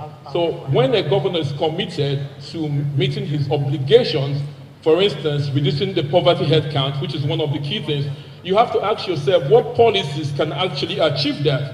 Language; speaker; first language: English; non-native, local second language; Igbo